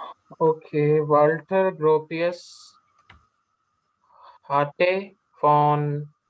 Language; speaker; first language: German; non-native, learner; Urdu